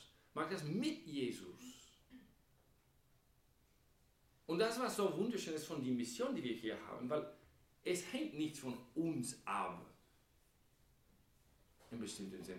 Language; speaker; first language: German; non-native, fluent; English